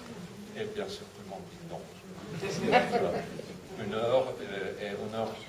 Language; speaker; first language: French; non-native, fluent; Russian